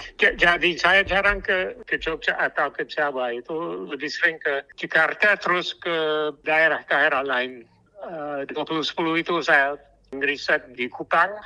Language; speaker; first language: Indonesian; non-native, fluent; English